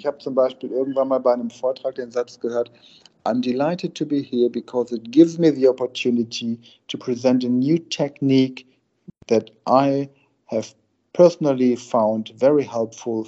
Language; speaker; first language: German; native; German